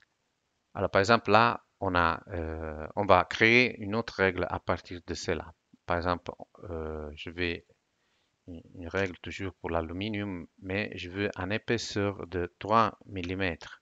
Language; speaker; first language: French; non-native, fluent; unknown